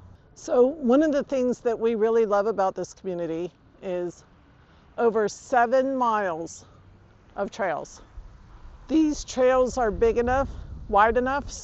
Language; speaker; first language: English; native; English